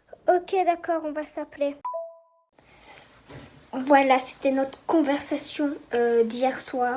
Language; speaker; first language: French; native; French